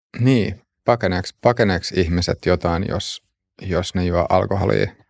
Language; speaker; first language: Finnish; native; Finnish